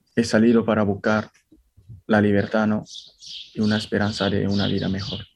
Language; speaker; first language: Spanish; non-native, fluent; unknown